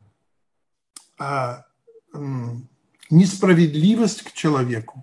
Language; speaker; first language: Russian; non-native, fluent; English